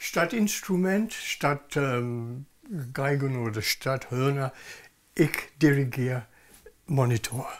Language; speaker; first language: German; non-native, learner; English